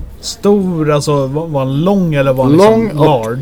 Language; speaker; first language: Swedish; native; Swedish